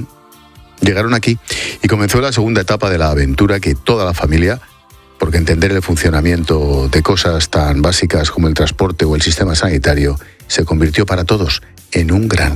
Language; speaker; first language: Spanish; native; Spanish